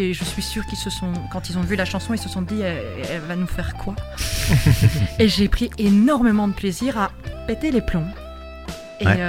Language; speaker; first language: French; native; French